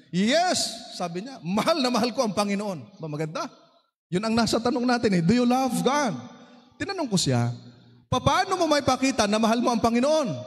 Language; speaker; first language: Filipino; native; Filipino